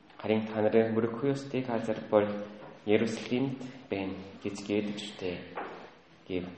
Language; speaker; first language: Mongolian; native; Mongolian